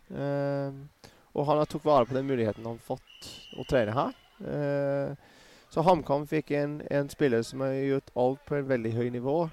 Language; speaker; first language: Norwegian; non-native, fluent; English